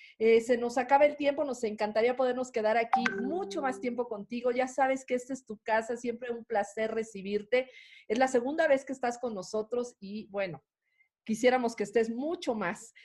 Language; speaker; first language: Spanish; native; Spanish